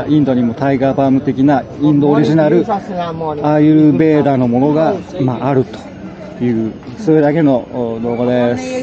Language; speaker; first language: Japanese; native; Japanese